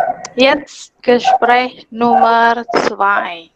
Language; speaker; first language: German; non-native, fluent; Indonesian